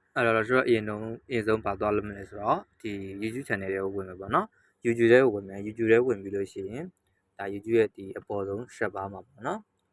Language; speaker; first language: Burmese; native; Burmese